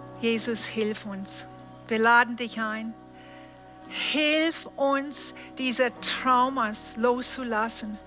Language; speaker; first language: German; non-native, fluent; English